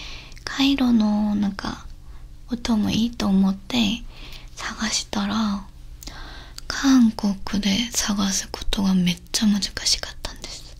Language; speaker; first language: Japanese; non-native, learner; Korean